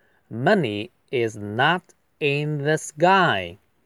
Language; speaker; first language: English; non-native, fluent; Chinese